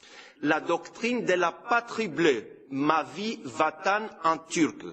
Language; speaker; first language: French; non-native, fluent; Greek